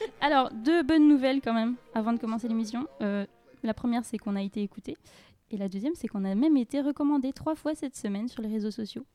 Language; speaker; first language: French; native; French